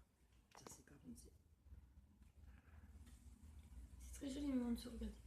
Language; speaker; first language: French; native; French